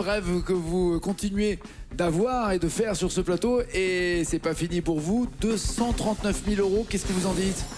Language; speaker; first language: French; native; French